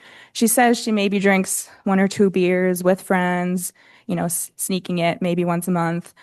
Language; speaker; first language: English; native; English